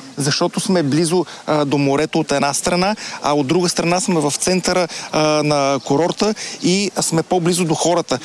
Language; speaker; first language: Bulgarian; native; Bulgarian